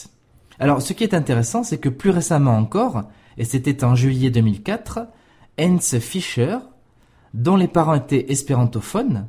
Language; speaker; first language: French; native; French